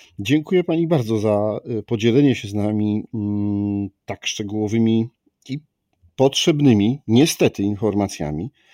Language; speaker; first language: Polish; native; Polish